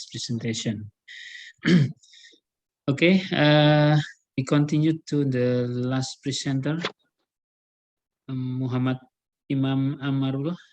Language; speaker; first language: English; non-native, learner; Indonesian